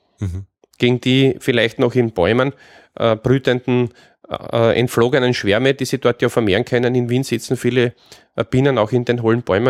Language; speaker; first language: German; native; German